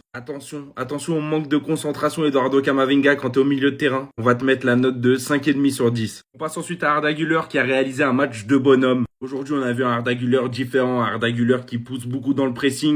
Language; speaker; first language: French; native; French